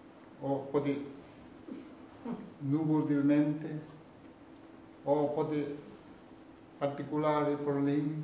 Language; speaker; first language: Italian; non-native, learner; Tibetan